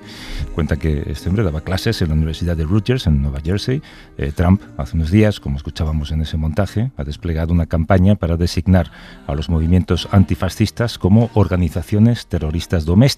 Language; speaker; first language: Spanish; native; Spanish